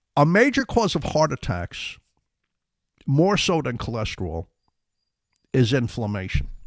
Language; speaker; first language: English; native; English